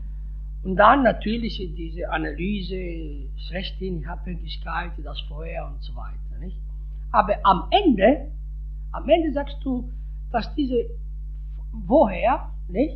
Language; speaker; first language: German; non-native, fluent; Italian